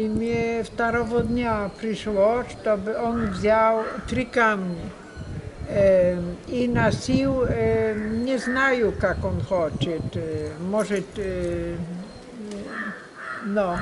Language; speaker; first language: Russian; non-native, learner; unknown